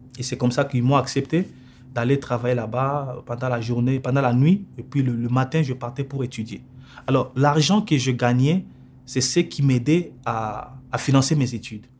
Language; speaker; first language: French; non-native, local second language; Lingala